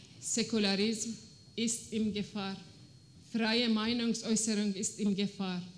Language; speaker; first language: German; non-native, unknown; Persian